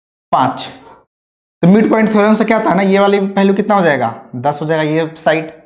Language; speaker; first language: Hindi; native; Hindi